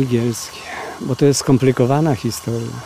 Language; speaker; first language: Polish; native; Polish